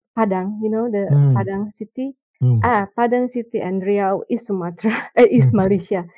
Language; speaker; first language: English; non-native, learner; Indonesian